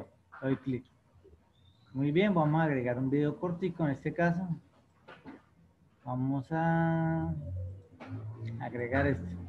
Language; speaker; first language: Spanish; native; Spanish